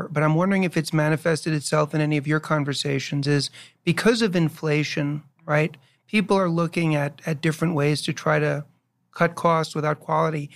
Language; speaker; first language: English; native; English